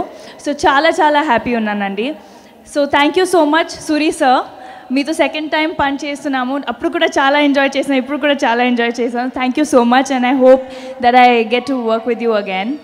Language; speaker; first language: Telugu; non-native, fluent; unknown